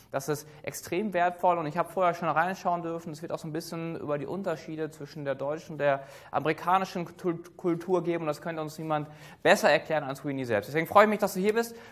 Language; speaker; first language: German; native; German